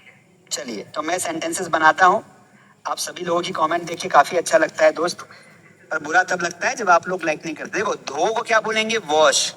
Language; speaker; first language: Hindi; native; Hindi